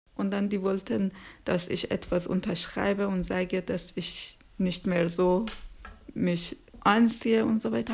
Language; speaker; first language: German; non-native, learner; Persian